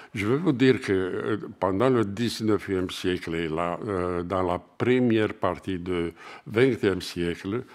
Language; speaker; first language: French; non-native, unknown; Romanian